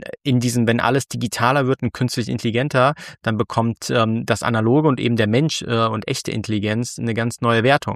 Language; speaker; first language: German; native; German